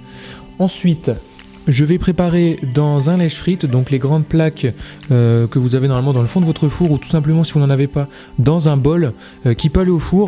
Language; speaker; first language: French; native; French